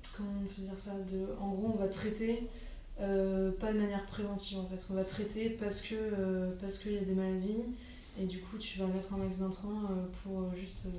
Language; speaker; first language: French; native; French